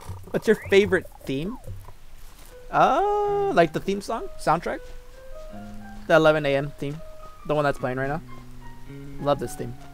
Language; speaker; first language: English; early bilingual, other home language; Spanish